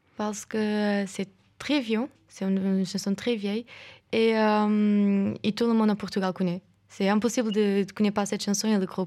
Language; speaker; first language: French; non-native, fluent; Portuguese